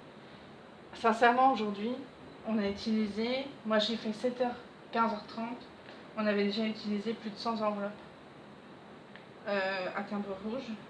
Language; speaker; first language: French; native; French